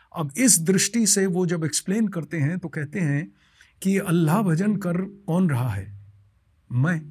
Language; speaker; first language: Hindi; non-native, local second language; Bangla